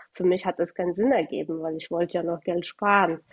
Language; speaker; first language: German; early bilingual, other home language; Russian